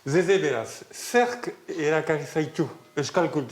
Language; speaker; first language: Basque; native; Basque